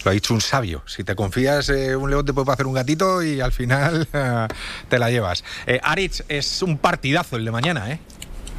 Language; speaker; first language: Spanish; native; Spanish